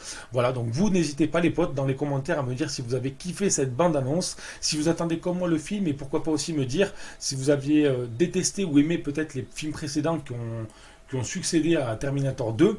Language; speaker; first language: French; native; French